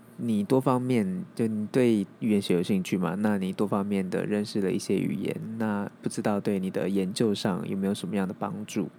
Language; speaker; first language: Chinese; native; Chinese